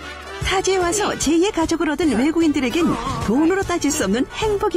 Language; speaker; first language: Korean; native; Korean